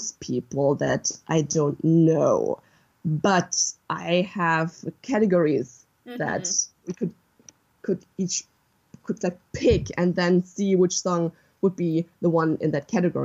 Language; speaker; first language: English; non-native, fluent; German